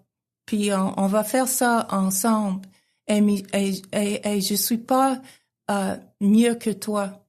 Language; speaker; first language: French; non-native, local second language; English